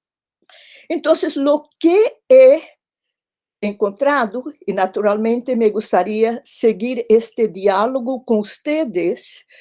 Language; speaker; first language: Spanish; non-native, fluent; Portuguese